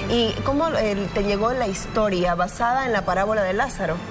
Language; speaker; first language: Spanish; native; Spanish